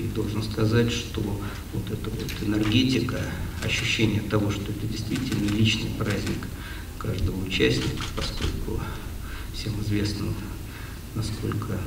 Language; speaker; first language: Russian; native; Russian